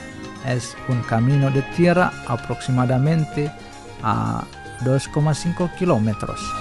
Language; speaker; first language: Spanish; non-native, fluent; Indonesian